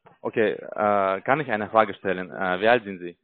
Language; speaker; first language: German; non-native, learner; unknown